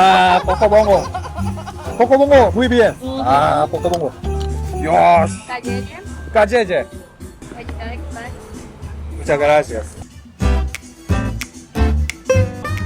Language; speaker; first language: Spanish; non-native, learner; Korean